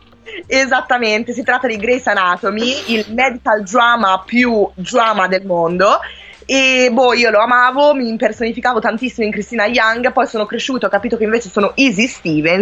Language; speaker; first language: Italian; native; Italian